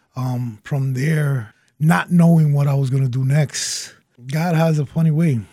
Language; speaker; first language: English; early bilingual, other home language; Spanish